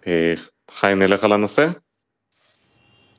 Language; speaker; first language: Hebrew; native; Hebrew